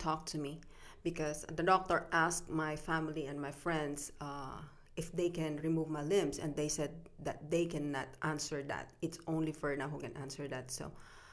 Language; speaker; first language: English; non-native, local second language; Filipino